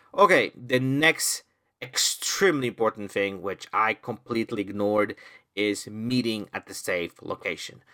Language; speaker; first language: English; non-native, fluent; Polish